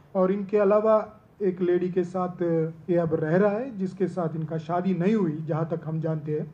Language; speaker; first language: Hindi; non-native, local second language; Telugu